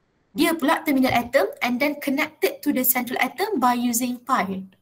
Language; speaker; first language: English; non-native, local second language; Malay